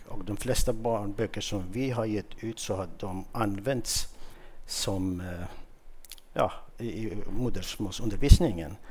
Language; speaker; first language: Swedish; non-native, fluent; Kurdish